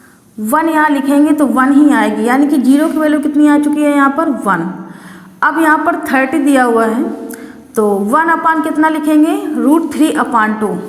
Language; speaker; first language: Hindi; native; Hindi